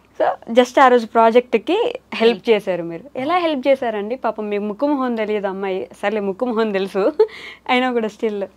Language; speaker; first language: Telugu; native; Telugu